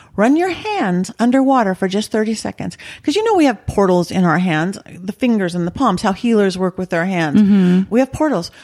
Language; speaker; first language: English; native; English